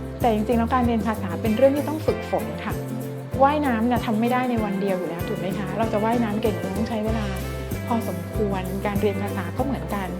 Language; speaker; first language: Thai; native; Thai